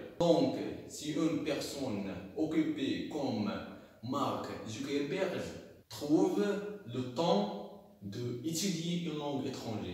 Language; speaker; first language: French; non-native, local second language; Arabic